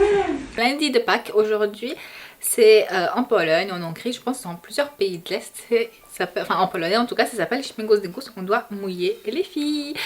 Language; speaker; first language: French; native; French